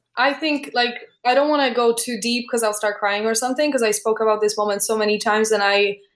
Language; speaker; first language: English; non-native, fluent; Polish